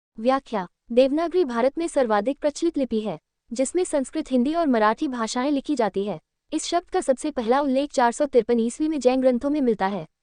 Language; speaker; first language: Hindi; native; Hindi